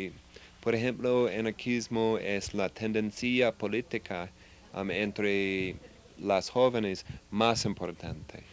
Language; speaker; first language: Spanish; non-native, fluent; English